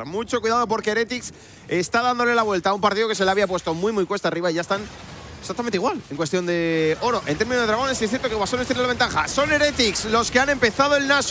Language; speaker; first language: Spanish; native; Spanish